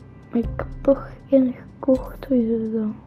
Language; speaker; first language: Dutch; non-native, local second language; French